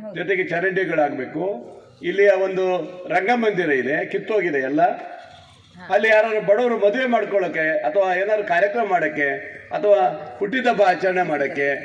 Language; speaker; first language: Kannada; native; Kannada